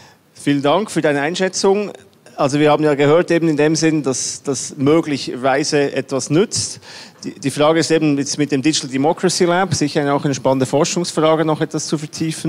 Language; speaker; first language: German; native; German